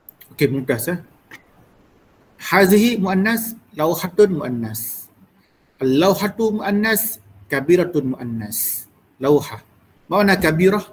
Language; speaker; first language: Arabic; non-native, fluent; Malay